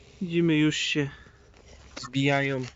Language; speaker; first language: Polish; native; Polish